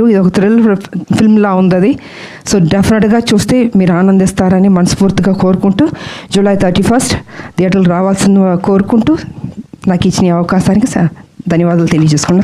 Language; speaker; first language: Telugu; native; Telugu